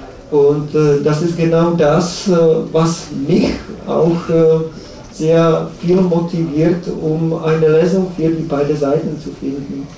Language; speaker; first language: German; non-native, learner; Czech